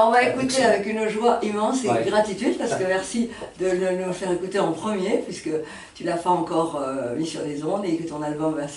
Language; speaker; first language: French; native; French